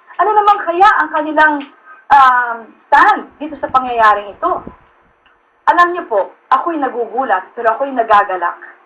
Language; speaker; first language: Filipino; native; Filipino